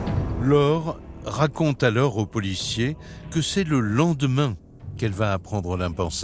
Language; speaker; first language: French; native; French